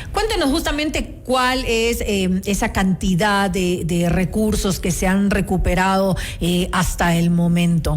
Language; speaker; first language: Spanish; native; Spanish